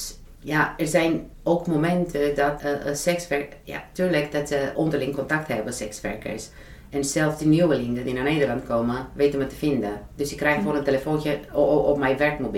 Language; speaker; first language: Dutch; non-native, fluent; Romanian